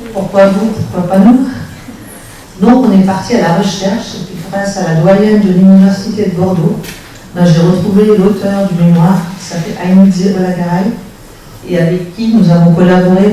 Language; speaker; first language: French; native; French